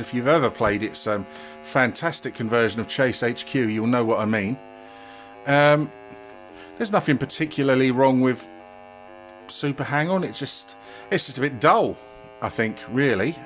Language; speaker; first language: English; native; English